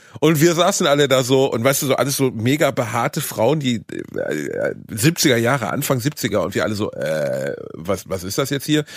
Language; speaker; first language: German; native; German